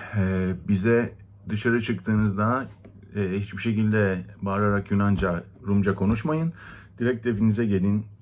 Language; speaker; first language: Turkish; non-native, local second language; Greek